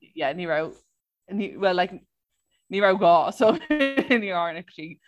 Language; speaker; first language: Irish; non-native, local second language; English